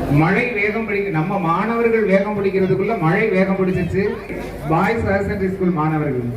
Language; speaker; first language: Tamil; native; Tamil